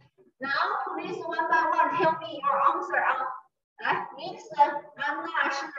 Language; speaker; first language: English; non-native, learner; Chinese